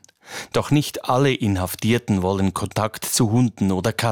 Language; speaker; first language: German; native; German